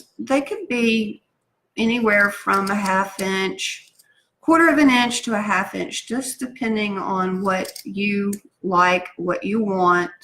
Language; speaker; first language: English; native; English